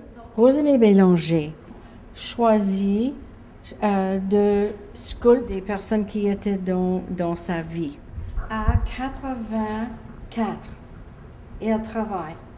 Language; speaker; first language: French; non-native, local second language; English